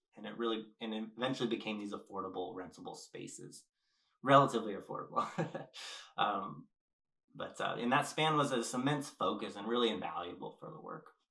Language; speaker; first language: English; native; English